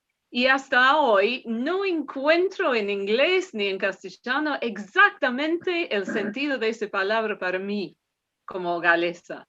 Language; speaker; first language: Spanish; non-native, fluent; English